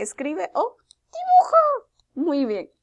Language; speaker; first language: Spanish; native; Spanish